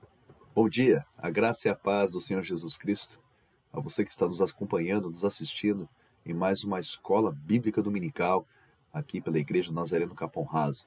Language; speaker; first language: Portuguese; native; Portuguese